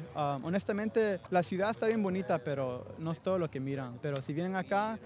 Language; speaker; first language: Spanish; early bilingual, heritage; Spanish